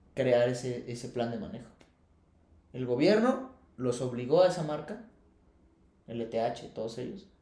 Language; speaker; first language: Spanish; native; Spanish